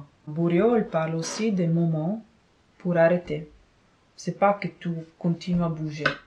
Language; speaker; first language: French; non-native, fluent; Italian